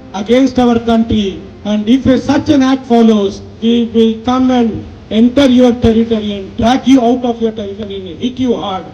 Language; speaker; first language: English; non-native, local second language; Telugu